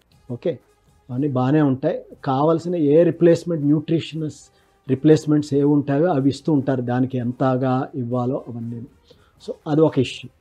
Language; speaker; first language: Telugu; native; Telugu